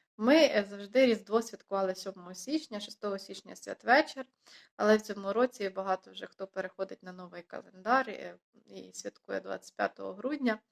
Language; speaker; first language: Ukrainian; non-native, local second language; Russian